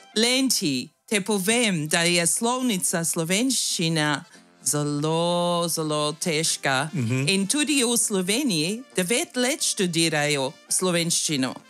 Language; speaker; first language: Slovenian; non-native, learner; English